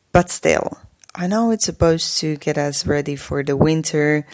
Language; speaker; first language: English; non-native, fluent; Slovak